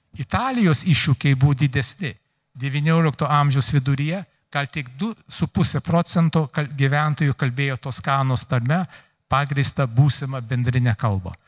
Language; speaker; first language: Lithuanian; early bilingual, heritage; Lithuanian